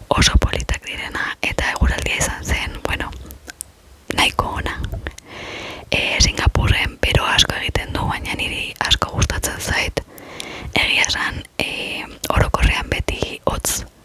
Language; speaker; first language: Basque; non-native, local second language; Spanish